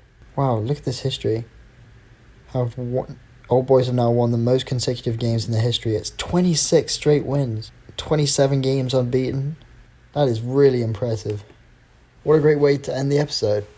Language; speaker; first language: English; native; English